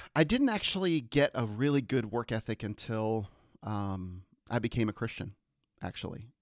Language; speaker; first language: English; early bilingual, other home language; German